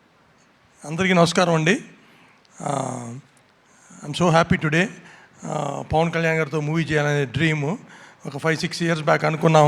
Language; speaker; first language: Telugu; native; Telugu